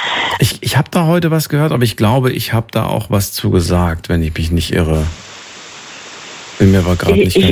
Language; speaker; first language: German; native; German